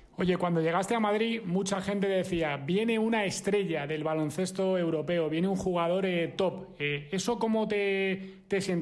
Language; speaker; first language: Spanish; native; Spanish